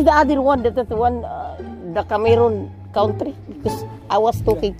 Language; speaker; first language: English; non-native, local second language; Filipino